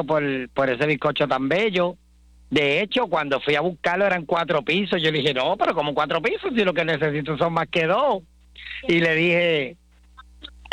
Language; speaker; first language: Spanish; native; Spanish